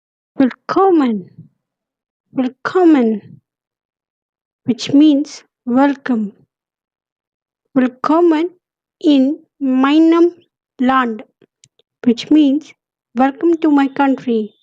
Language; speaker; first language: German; non-native, fluent; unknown